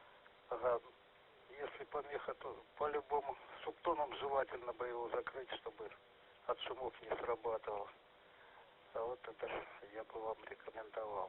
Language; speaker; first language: Russian; native; Russian